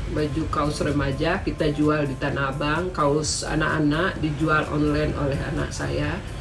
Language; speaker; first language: Indonesian; non-native, local second language; Minangkabau